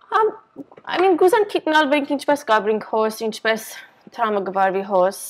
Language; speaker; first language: Armenian; early bilingual, heritage; Armenian